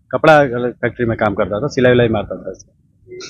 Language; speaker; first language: Hindi; native; Hindi